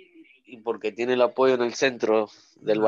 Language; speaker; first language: Spanish; native; Spanish